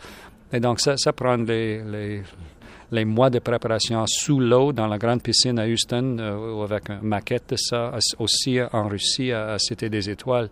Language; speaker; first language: French; non-native, local second language; English